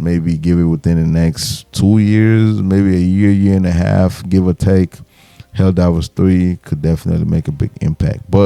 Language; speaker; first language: English; native; English